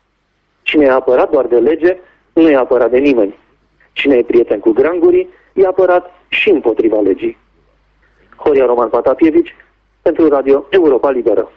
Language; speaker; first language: Romanian; native; Romanian